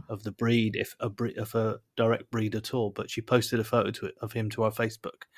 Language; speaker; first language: English; native; English